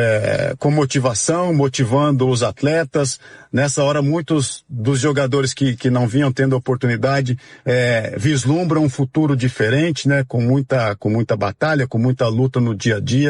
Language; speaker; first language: Portuguese; native; Portuguese